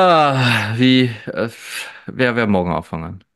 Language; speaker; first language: German; native; German